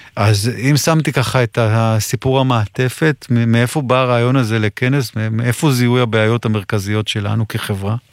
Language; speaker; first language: Hebrew; native; Hebrew